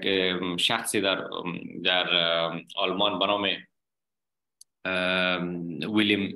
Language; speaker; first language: Persian; native; Persian